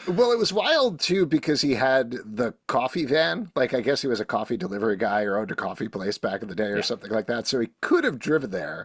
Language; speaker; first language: English; native; English